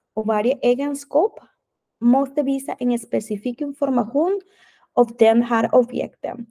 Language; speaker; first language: Swedish; non-native, fluent; Spanish